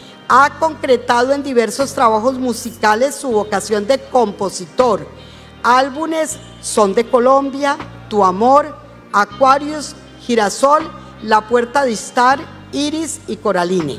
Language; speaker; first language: Spanish; native; Spanish